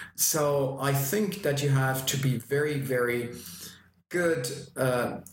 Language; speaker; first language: English; non-native, fluent; German